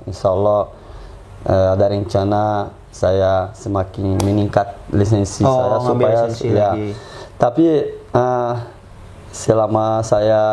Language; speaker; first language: Indonesian; non-native, fluent; Portuguese